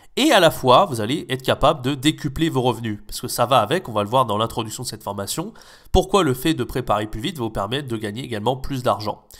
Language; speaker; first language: French; native; French